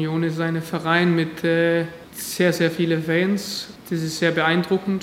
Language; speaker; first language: German; non-native, fluent; Danish